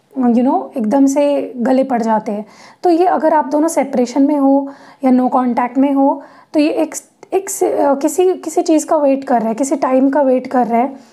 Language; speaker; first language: Hindi; non-native, local second language; Marathi